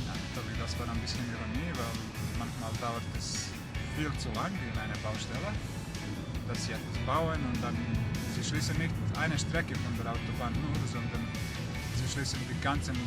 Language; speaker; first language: German; non-native, learner; Serbian